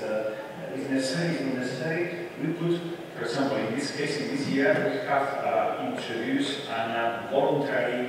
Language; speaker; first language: English; non-native, fluent; Spanish